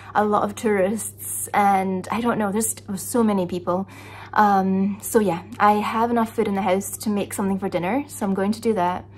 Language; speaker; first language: English; native; English